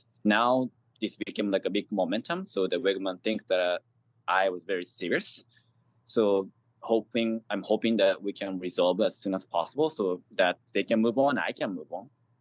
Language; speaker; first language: English; non-native, fluent; Japanese